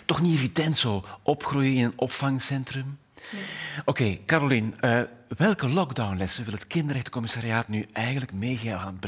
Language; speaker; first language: Dutch; native; Dutch